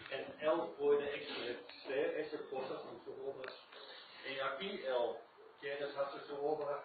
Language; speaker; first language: Spanish; non-native, learner; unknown